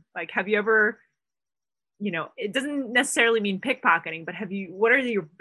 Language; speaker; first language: English; non-native, local second language; Filipino